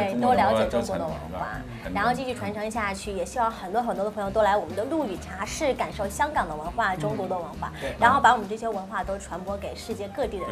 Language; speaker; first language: Chinese; native; Chinese